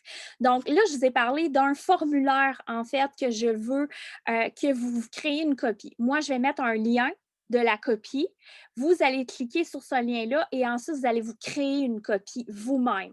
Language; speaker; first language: French; native; French